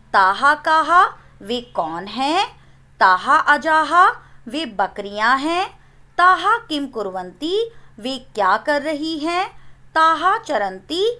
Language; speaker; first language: Hindi; native; Hindi